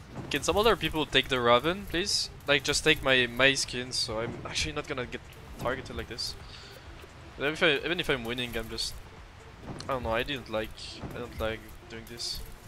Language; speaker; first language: English; non-native, fluent; French